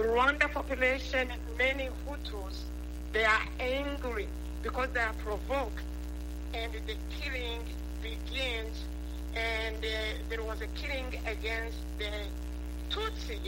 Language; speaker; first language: English; non-native, local second language; Kinyarwanda